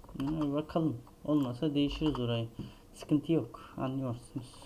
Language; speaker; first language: Turkish; native; Turkish